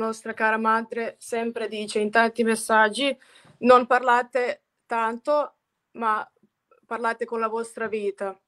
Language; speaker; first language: Italian; non-native, fluent; Croatian